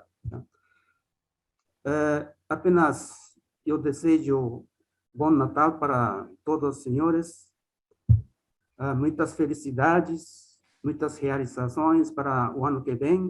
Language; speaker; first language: Portuguese; non-native, fluent; Japanese